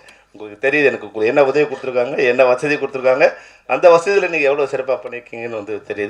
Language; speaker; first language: Tamil; native; Tamil